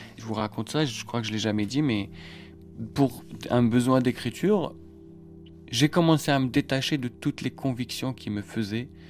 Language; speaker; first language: French; non-native, local second language; Arabic